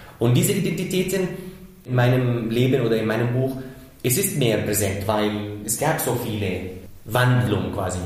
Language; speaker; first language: German; non-native, fluent; Arabic